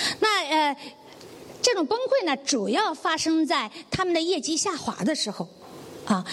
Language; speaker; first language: Chinese; native; Chinese